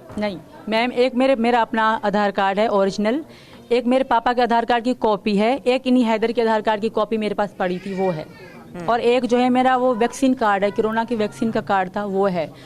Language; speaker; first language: Urdu; non-native, local second language; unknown